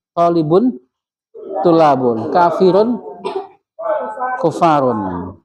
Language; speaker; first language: Arabic; non-native, fluent; Indonesian